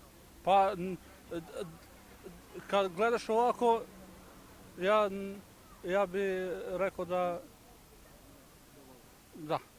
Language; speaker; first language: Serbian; non-native, local second language; Albanian